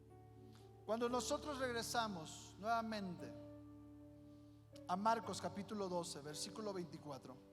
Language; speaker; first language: Spanish; native; Spanish